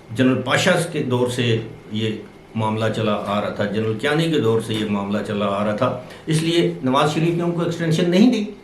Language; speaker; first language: Urdu; non-native, local second language; Northern Hindko